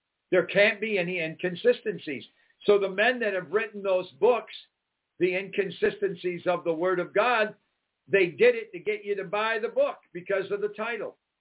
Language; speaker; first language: English; native; English